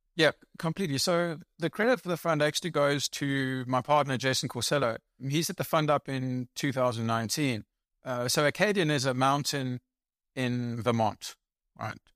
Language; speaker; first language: English; native; English